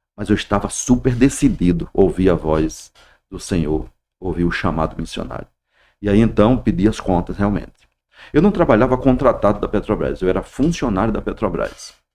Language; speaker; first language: Portuguese; native; Portuguese